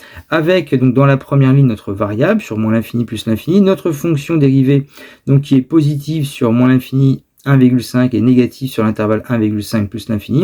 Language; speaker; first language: French; native; French